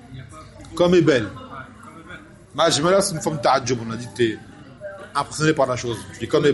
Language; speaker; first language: French; native; French